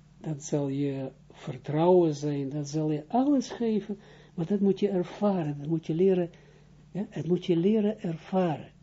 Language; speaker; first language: Dutch; non-native, fluent; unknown